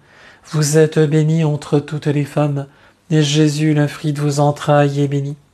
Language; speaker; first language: French; native; French